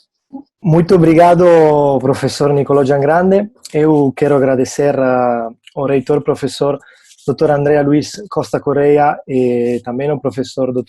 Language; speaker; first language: Portuguese; non-native, fluent; Italian